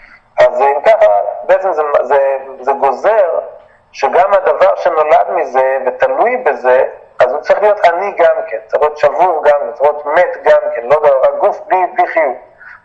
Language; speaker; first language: Hebrew; native; Hebrew